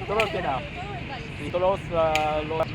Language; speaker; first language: Spanish; non-native, learner; Vietnamese